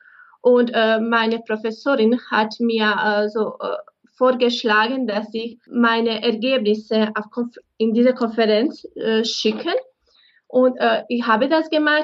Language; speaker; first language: German; non-native, fluent; Bosnian